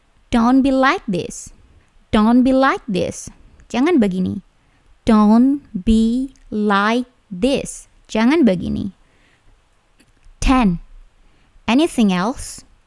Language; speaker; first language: English; non-native, fluent; Indonesian